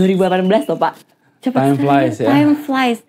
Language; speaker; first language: Indonesian; native; Indonesian